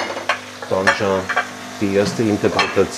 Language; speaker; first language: German; native; German